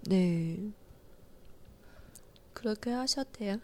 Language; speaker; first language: Korean; non-native, learner; Chinese